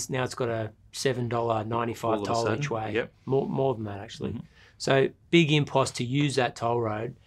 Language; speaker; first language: English; native; English